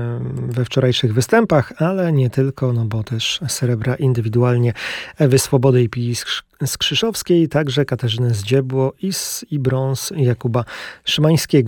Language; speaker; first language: Polish; native; Polish